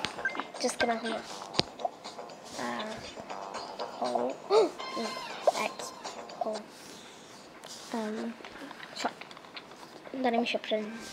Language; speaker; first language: Welsh; native; Welsh